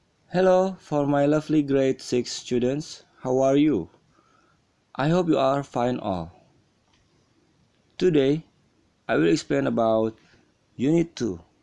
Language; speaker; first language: English; non-native, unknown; Indonesian